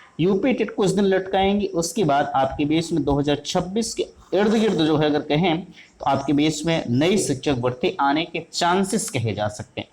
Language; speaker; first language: Hindi; native; Hindi